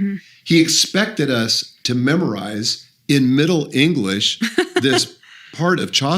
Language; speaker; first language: English; native; English